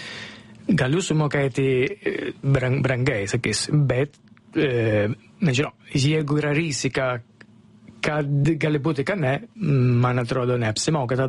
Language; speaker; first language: Lithuanian; non-native, learner; Italian